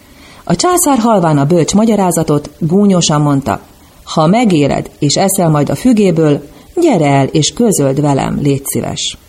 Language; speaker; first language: Hungarian; native; Hungarian